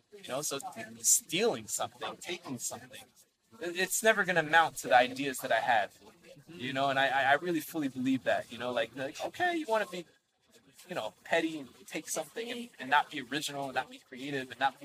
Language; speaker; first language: English; native; English